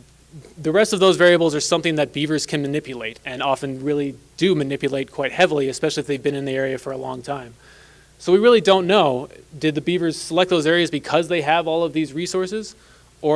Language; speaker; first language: English; native; English